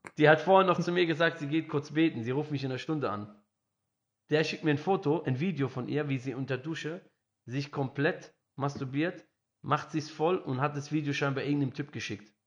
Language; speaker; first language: German; early bilingual, other home language; Arabic